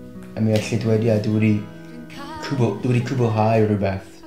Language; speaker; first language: Welsh; non-native, fluent; English